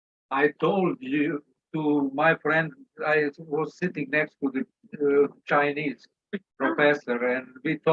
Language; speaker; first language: English; non-native, learner; Serbian